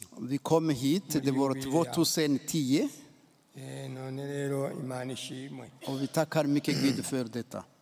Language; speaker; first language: Swedish; non-native, learner; Rundi